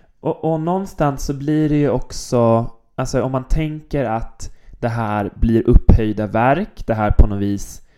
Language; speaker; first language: Swedish; native; Swedish